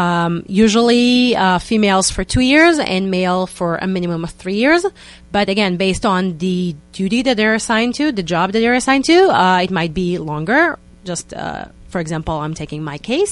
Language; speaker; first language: English; non-native, fluent; Hebrew